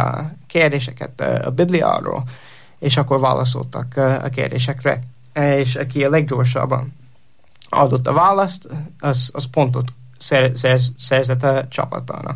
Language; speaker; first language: Hungarian; non-native, fluent; English